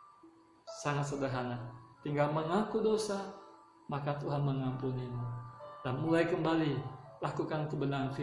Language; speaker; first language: Indonesian; native; Indonesian